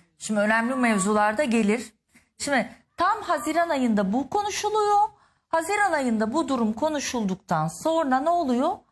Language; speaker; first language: Turkish; native; Turkish